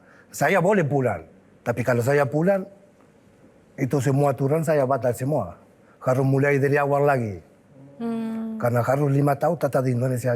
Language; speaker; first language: Indonesian; non-native, fluent; Spanish